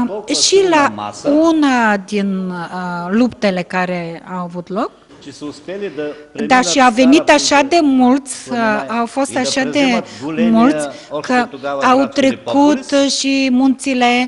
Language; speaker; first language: Romanian; non-native, fluent; Bulgarian